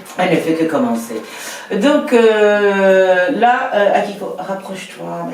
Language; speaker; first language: French; native; French